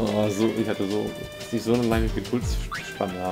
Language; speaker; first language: German; native; German